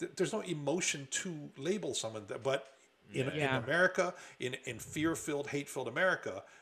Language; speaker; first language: English; native; English